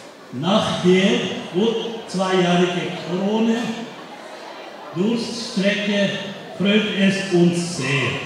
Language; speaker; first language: German; non-native, fluent; Tibetan